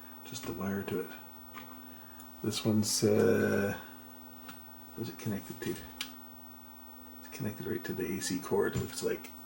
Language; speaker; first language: English; native; English